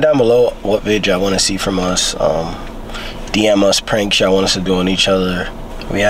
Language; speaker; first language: English; native; English